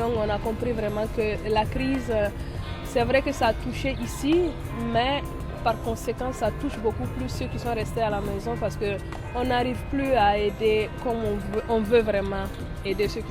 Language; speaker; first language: French; non-native, local second language; Mossi